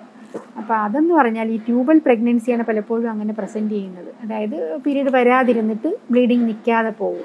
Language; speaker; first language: Malayalam; native; Malayalam